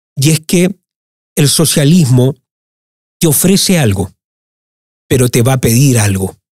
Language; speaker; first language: Spanish; early bilingual, heritage; Spanish